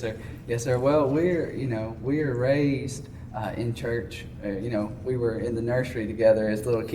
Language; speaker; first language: English; native; English